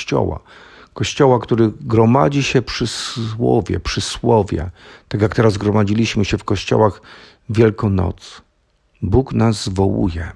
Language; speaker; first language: Polish; native; Polish